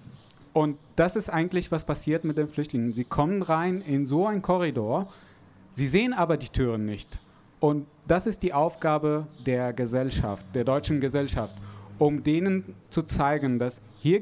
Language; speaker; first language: German; non-native, fluent; Arabic